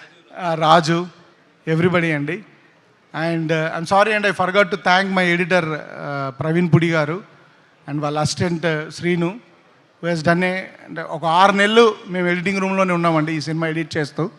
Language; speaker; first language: Telugu; native; Telugu